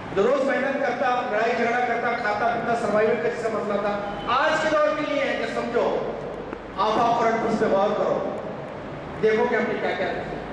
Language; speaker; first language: Urdu; native; Urdu